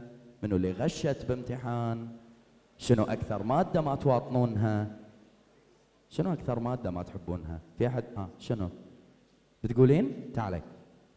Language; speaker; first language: Arabic; native; Arabic